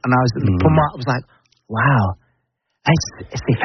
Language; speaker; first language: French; non-native, learner; English